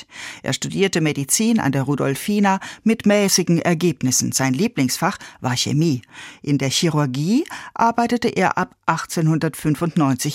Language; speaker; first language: German; native; German